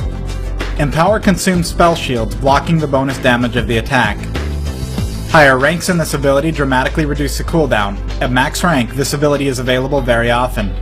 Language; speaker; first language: English; native; English